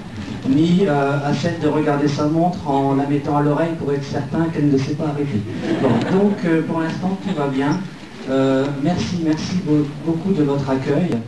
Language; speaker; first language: French; native; French